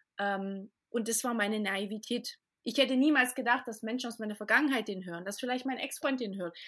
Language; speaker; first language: German; early bilingual, other home language; Portuguese